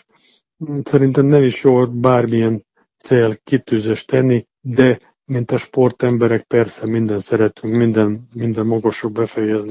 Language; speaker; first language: Hungarian; non-native, fluent; Serbian